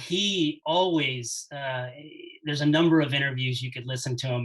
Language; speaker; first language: English; native; English